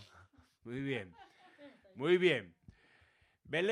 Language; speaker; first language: Spanish; native; Spanish